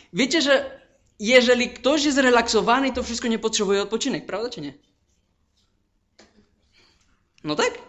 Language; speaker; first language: Polish; non-native, fluent; Spanish